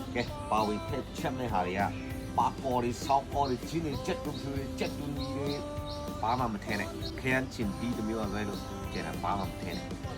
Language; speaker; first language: Burmese; non-native, local second language; Shan